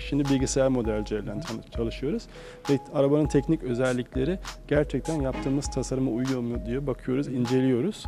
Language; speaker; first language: Turkish; native; Turkish